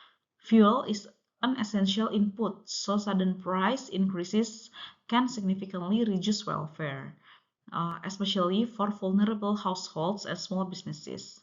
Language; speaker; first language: English; non-native, local second language; Indonesian